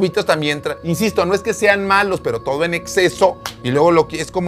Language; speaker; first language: Spanish; native; Spanish